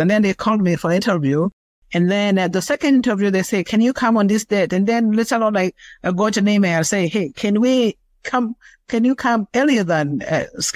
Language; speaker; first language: English; non-native, local second language; Kinyarwanda